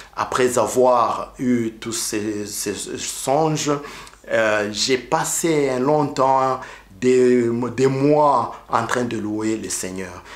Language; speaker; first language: French; non-native, local second language; Kinyarwanda